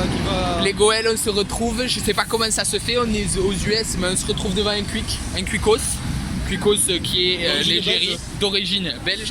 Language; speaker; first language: French; native; French